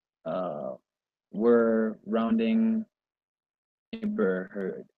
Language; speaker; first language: English; non-native, learner; Spanish